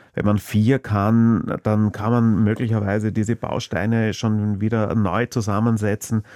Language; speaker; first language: German; native; German